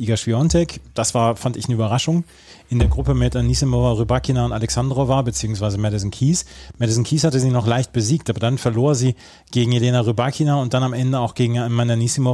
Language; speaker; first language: German; native; German